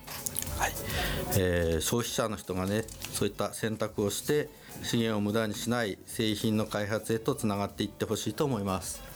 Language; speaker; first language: Japanese; native; Japanese